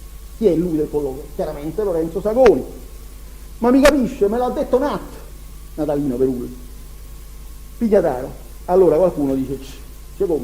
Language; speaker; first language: Italian; native; Italian